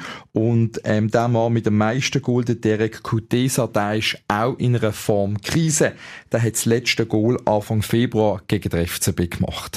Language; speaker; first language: German; native; German